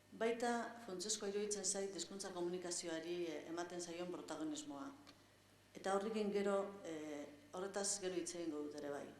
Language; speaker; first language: Basque; non-native, local second language; Spanish